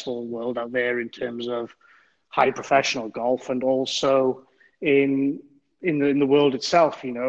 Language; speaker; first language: English; native; English